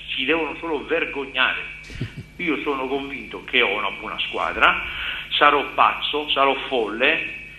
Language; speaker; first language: Italian; native; Italian